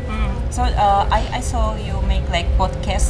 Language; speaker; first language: English; non-native, learner; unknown